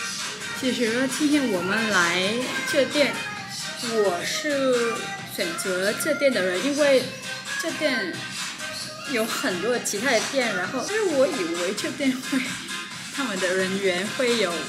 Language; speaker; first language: Chinese; non-native, fluent; Vietnamese